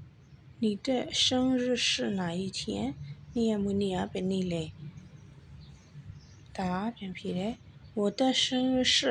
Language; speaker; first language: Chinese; non-native, fluent; Burmese